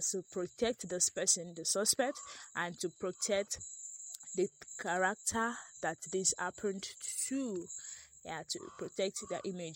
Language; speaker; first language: English; non-native, local second language; Yoruba